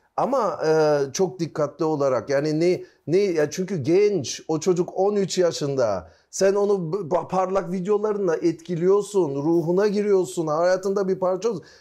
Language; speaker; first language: Turkish; early bilingual, heritage; Turkish